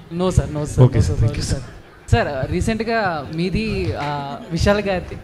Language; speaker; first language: Telugu; native; Telugu